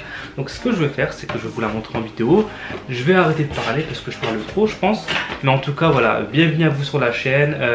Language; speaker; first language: French; native; French